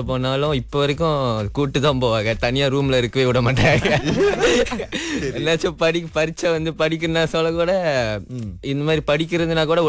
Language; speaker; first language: Tamil; early bilingual, heritage; Tamil